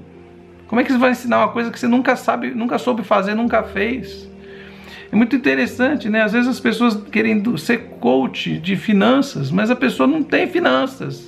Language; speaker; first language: Portuguese; native; Portuguese